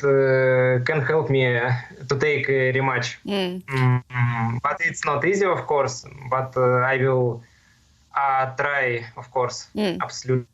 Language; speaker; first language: English; non-native, learner; Russian